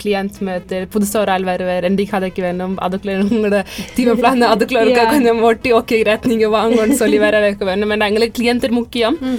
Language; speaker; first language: Norwegian; early bilingual, other home language; Tamil